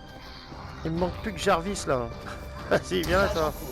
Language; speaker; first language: French; native; French